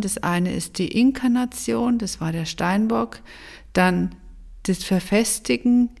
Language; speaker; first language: German; native; German